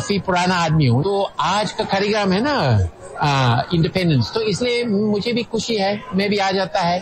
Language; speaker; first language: Hindi; non-native, fluent; English